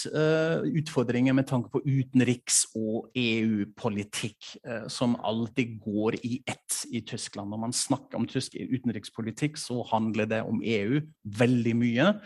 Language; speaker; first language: Norwegian; non-native, fluent; German